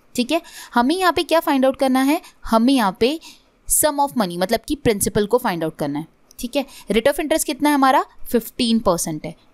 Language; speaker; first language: Hindi; non-native, local second language; Marathi